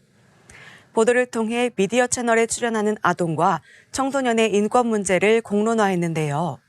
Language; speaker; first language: Korean; native; Korean